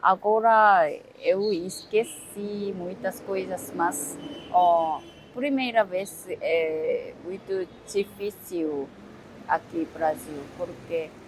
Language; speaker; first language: Portuguese; non-native, learner; Korean